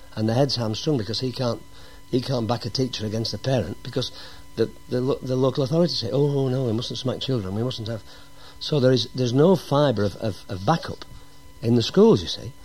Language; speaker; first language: English; native; English